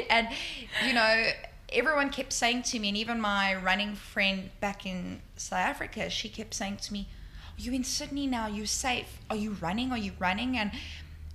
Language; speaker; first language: English; native; English